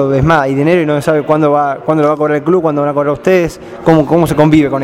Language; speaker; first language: Spanish; native; Spanish